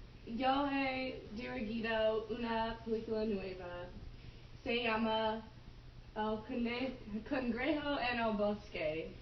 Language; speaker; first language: Spanish; non-native, learner; English